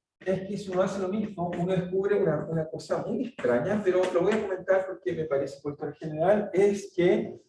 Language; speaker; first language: Spanish; native; Spanish